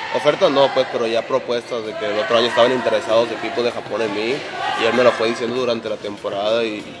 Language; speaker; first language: Spanish; native; Spanish